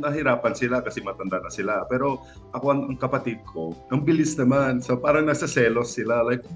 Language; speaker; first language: Filipino; non-native, local second language; English